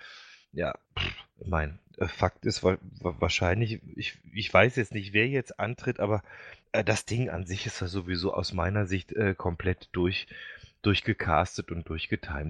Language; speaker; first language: German; native; German